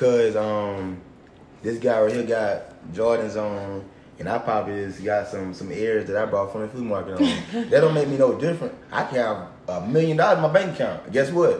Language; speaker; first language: English; native; English